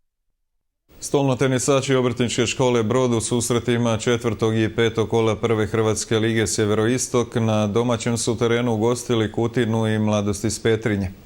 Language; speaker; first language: Croatian; native; Croatian